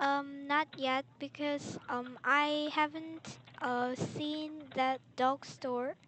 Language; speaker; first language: English; non-native, learner; Korean